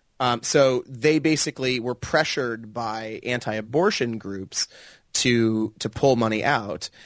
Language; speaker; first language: English; native; English